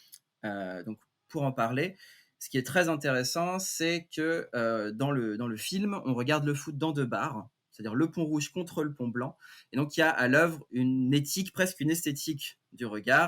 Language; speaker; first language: French; native; French